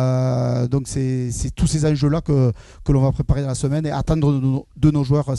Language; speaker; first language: French; native; French